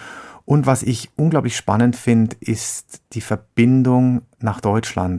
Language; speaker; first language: German; native; German